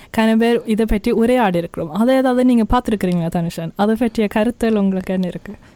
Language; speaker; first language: Tamil; early bilingual, heritage; Tamil